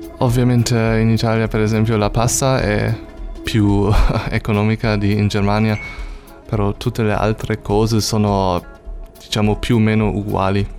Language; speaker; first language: Italian; non-native, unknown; German